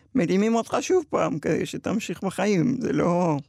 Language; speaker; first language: Hebrew; early bilingual, other home language; Spanish